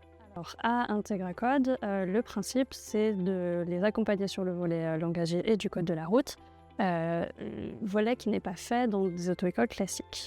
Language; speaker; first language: French; native; French